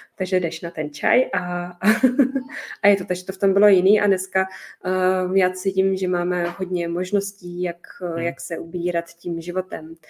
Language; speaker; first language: Czech; native; Czech